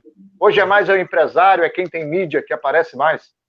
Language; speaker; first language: Portuguese; native; Portuguese